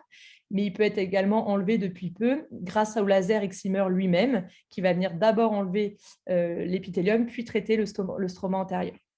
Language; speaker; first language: French; native; French